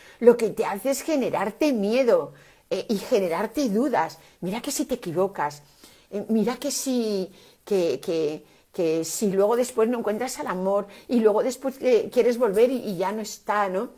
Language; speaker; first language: Spanish; native; Spanish